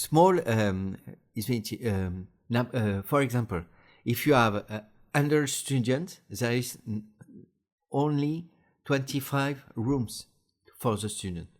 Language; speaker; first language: English; non-native, learner; French